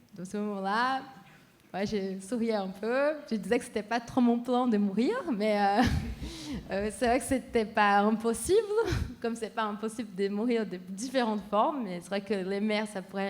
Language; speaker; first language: French; non-native, fluent; Portuguese